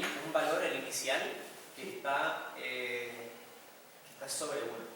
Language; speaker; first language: Spanish; native; Spanish